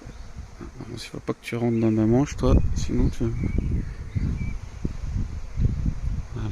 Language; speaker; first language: French; native; French